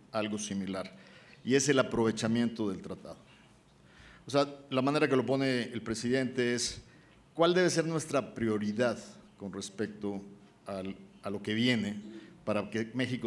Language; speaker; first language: Spanish; native; Spanish